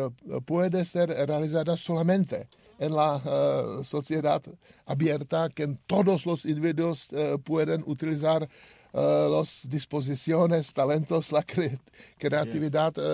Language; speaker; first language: Spanish; non-native, learner; Czech